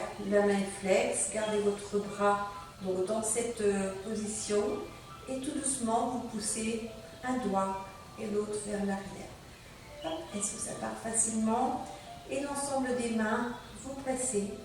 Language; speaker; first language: French; native; French